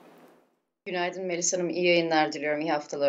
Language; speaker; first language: Turkish; native; Turkish